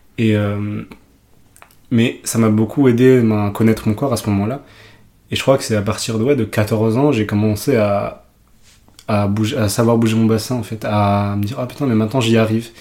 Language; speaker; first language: French; early bilingual, other home language; Urdu